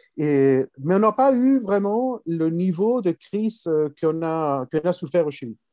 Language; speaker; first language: French; non-native, fluent; Spanish